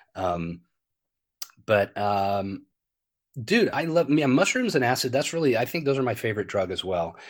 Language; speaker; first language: English; native; English